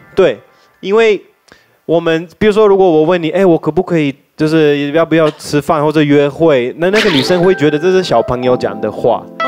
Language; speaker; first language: Chinese; non-native, fluent; Italian